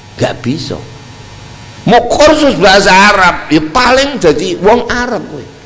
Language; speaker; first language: Indonesian; non-native, local second language; Javanese